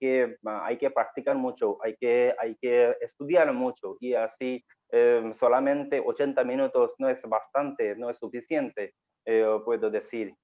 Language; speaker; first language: Spanish; non-native, learner; Bangla